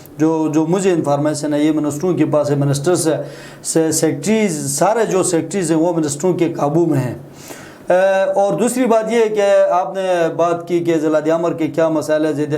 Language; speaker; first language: Urdu; non-native, local second language; Shina